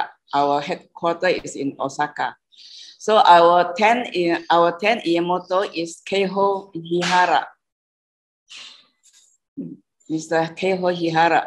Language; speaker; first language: English; non-native, fluent; Indonesian